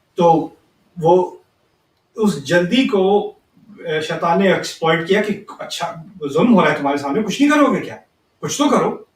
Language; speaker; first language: Urdu; early bilingual, heritage; Urdu